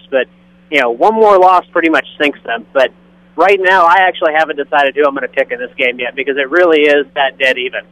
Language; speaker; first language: English; native; English